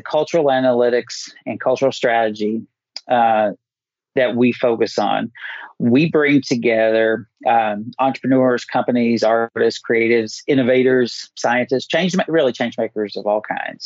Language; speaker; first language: English; native; English